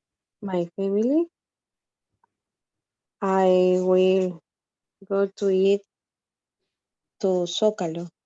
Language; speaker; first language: English; non-native, learner; Spanish